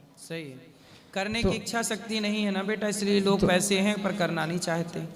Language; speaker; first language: Hindi; native; Hindi